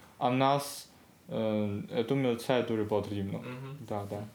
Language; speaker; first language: Ukrainian; non-native, learner; Chinese